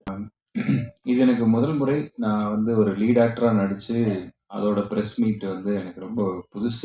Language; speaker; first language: Tamil; native; Tamil